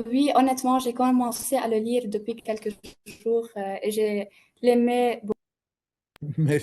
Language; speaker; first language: French; non-native, learner; Arabic